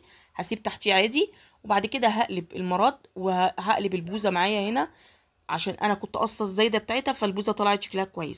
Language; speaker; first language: Arabic; native; Arabic